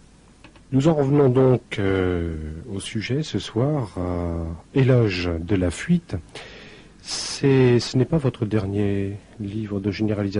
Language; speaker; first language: French; native; French